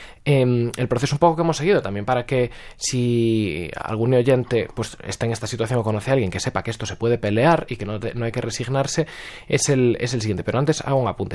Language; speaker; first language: Spanish; native; Spanish